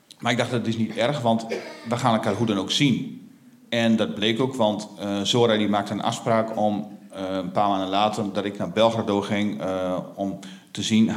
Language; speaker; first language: Dutch; native; Dutch